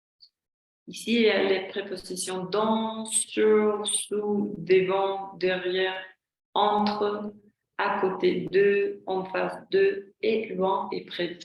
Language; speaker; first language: French; non-native, fluent; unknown